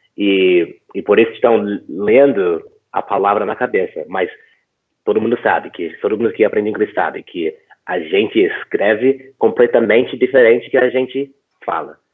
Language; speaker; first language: Portuguese; non-native, fluent; English